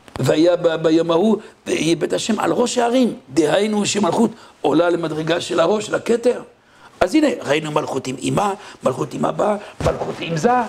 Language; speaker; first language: Hebrew; non-native, fluent; French